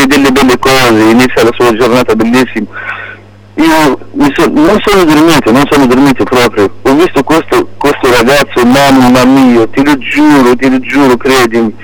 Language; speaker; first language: Italian; non-native, local second language; Arabic